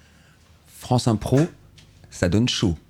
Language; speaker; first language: French; native; French